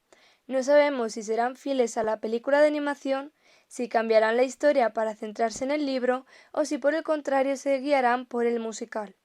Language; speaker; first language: Spanish; native; Spanish